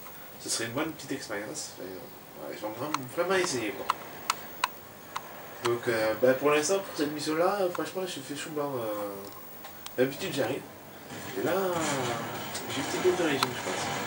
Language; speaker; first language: French; native; French